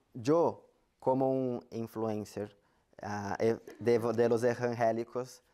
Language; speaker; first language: Spanish; non-native, fluent; Portuguese